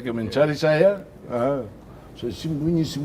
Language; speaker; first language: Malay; non-native, fluent; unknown